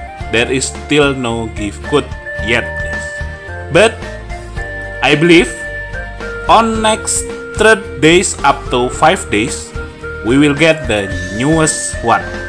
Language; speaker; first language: English; non-native, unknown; Indonesian